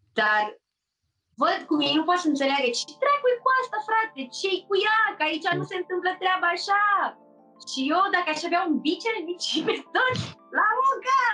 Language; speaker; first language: Romanian; early bilingual, heritage; Romanian